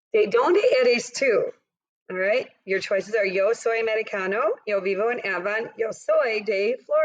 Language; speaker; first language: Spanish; non-native, fluent; English